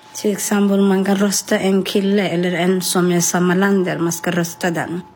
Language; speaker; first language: Swedish; non-native, learner; Somali